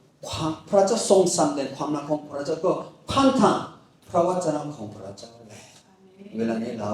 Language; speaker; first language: Thai; non-native, fluent; Korean